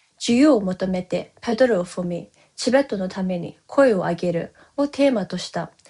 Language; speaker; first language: Japanese; non-native, fluent; Tibetan